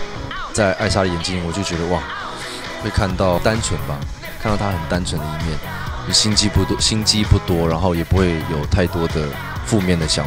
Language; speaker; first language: Chinese; native; Chinese